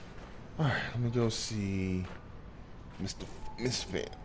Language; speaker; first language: English; native; English